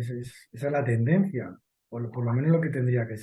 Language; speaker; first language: Spanish; native; Spanish